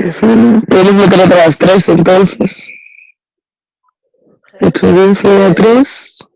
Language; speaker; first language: Spanish; native; Spanish